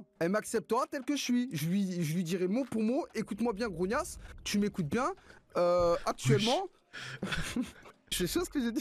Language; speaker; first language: French; native; French